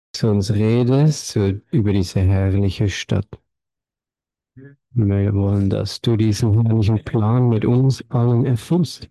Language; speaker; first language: German; non-native, fluent; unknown